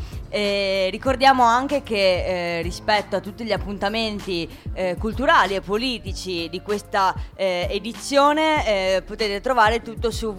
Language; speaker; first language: Italian; native; Italian